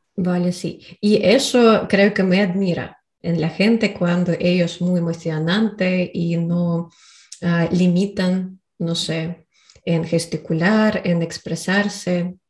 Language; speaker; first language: Spanish; non-native, learner; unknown